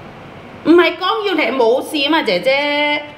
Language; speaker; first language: Cantonese; non-native, fluent; Indonesian